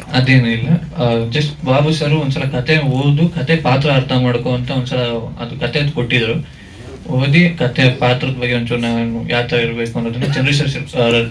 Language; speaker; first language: Kannada; native; Kannada